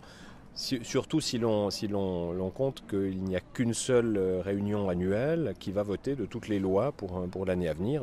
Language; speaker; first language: French; native; French